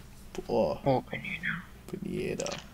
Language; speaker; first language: German; native; German